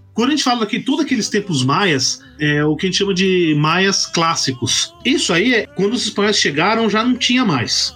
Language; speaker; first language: Portuguese; native; Portuguese